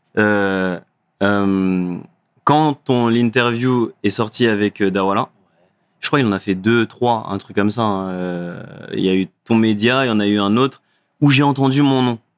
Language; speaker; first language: French; early bilingual, other home language; Fula